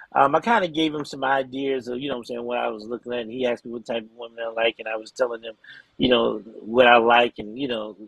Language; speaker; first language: English; native; English